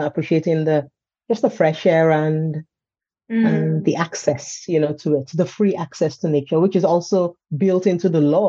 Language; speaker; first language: English; non-native, local second language; Yoruba